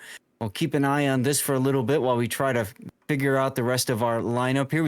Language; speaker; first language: English; native; English